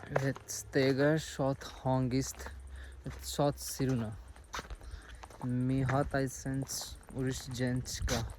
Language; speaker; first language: Armenian; non-native, learner; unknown